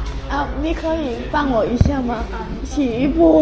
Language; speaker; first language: Chinese; non-native, learner; Lao